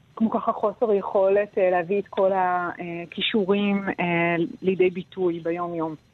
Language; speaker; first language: Hebrew; native; Hebrew